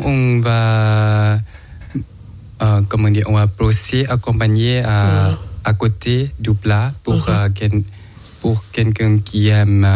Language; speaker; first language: French; non-native, learner; Thai